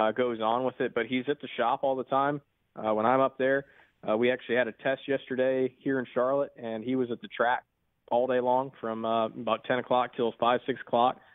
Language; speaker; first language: English; native; English